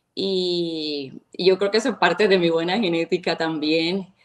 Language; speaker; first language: Spanish; native; Spanish